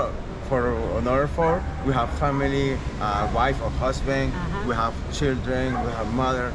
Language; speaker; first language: English; non-native, learner; Spanish